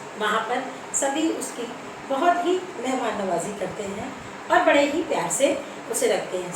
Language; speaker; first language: Hindi; native; Hindi